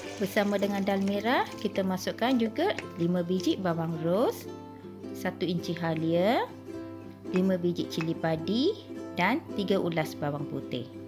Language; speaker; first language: Malay; non-native, local second language; Tamil